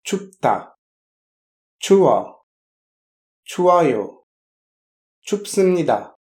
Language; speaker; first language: Korean; non-native, fluent; French